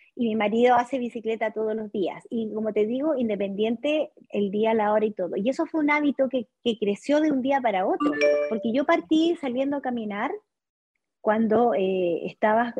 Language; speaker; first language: Spanish; native; Spanish